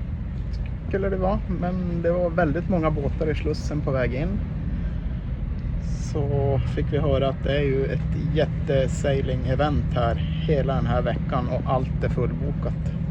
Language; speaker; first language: Swedish; native; Swedish